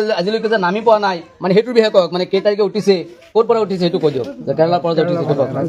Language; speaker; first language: Assamese; non-native, local second language; Bangla